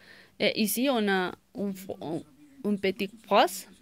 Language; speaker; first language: French; non-native, learner; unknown